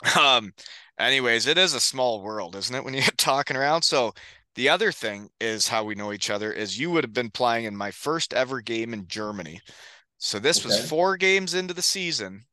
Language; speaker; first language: English; native; English